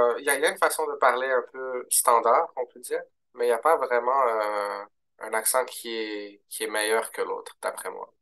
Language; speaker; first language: French; early bilingual, other home language; Arabic